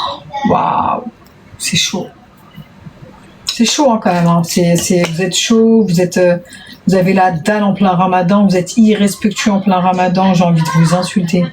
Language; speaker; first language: French; native; French